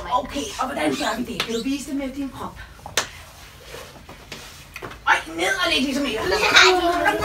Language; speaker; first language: Danish; native; Danish